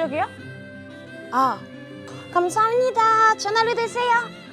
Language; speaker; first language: Korean; non-native, fluent; French